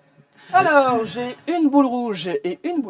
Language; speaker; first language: French; native; French